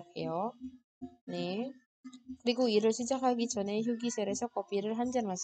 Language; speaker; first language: Korean; non-native, fluent; Indonesian